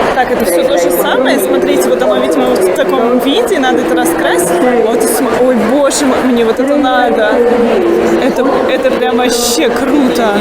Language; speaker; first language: Russian; native; Russian